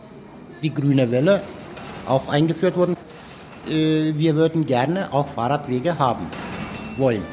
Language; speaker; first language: German; non-native, fluent; Turkish